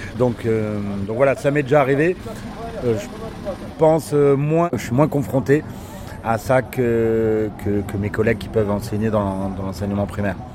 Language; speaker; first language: French; native; French